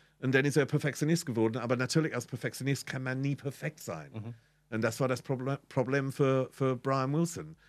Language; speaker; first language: German; non-native, fluent; English